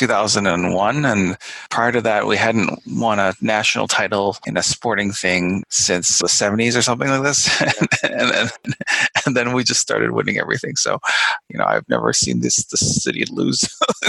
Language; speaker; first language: English; native; English